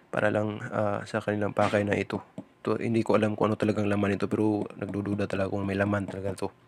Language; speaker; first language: Filipino; non-native, local second language; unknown